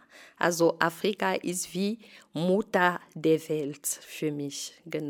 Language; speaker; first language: German; non-native, fluent; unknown